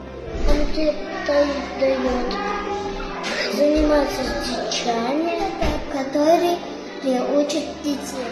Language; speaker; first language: Russian; non-native, local second language; Kazakh